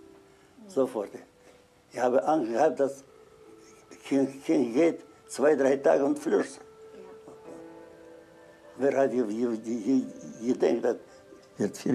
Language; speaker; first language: German; non-native, learner; Russian